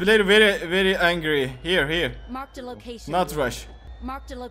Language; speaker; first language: English; non-native, learner; Turkish